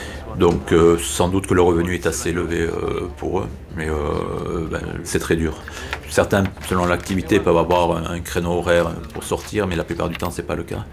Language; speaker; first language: French; native; French